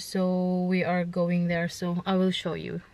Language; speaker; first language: English; non-native, local second language; Filipino